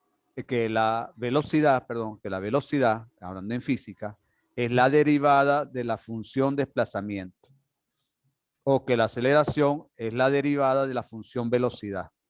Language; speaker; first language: Spanish; native; Spanish